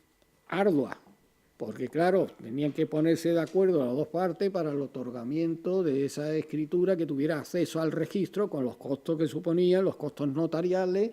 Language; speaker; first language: Spanish; native; Spanish